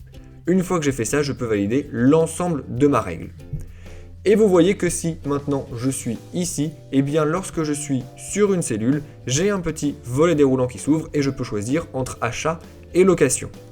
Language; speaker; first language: French; native; French